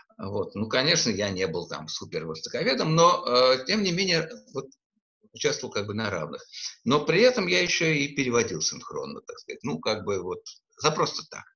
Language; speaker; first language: Russian; native; Russian